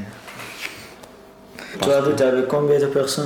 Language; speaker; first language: French; non-native, learner; Persian